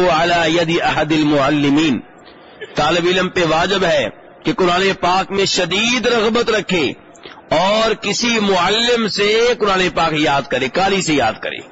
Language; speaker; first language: Urdu; native; Urdu